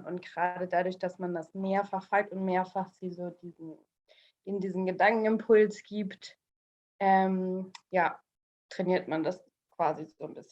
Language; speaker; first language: German; native; German